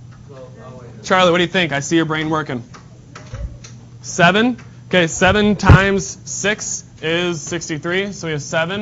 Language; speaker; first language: English; native; English